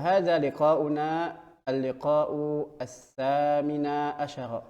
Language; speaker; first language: Arabic; non-native, fluent; Indonesian